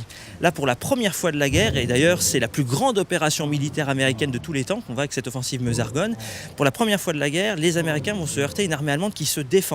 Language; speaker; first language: French; native; French